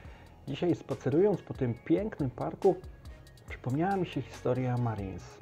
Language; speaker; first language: Polish; native; Polish